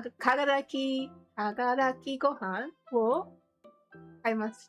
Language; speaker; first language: Japanese; non-native, learner; English